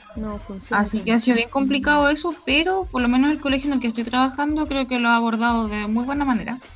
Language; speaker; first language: Spanish; native; Spanish